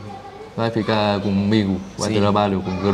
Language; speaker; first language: Portuguese; non-native, learner; Vietnamese